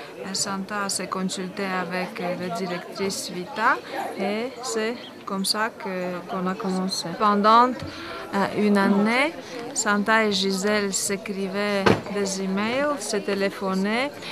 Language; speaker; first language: French; non-native, fluent; Latvian